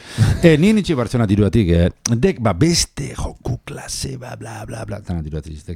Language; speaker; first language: Basque; native; Basque